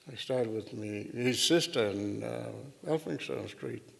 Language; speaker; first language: English; native; English